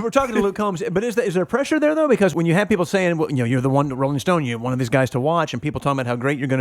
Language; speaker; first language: English; native; English